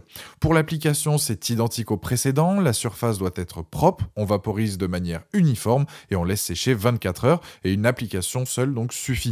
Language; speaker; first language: French; native; French